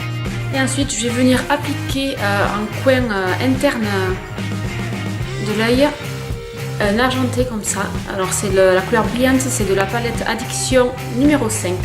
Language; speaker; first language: French; native; French